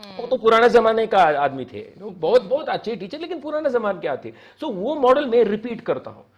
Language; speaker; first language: Hindi; non-native, local second language; Tamil